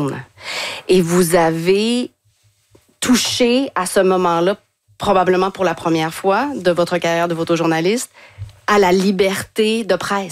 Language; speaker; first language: French; native; French